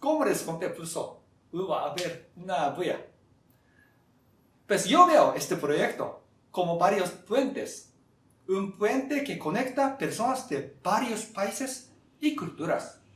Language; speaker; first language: Spanish; non-native, fluent; Japanese